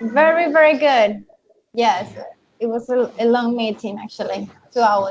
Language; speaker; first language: English; non-native, fluent; Spanish